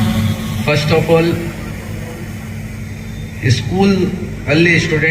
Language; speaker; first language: Kannada; non-native, fluent; Hindi